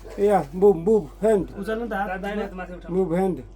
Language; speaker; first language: English; non-native, learner; Korean